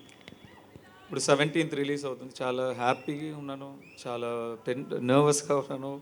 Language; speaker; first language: Telugu; non-native, learner; Tamil